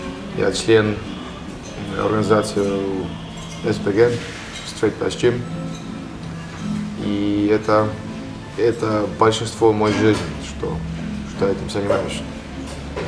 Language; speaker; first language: Russian; non-native, learner; Estonian